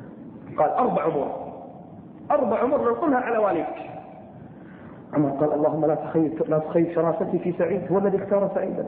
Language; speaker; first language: Arabic; native; Arabic